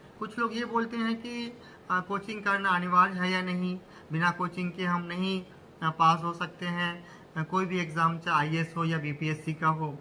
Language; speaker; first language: Hindi; native; Hindi